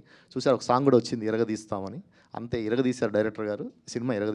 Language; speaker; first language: Telugu; native; Telugu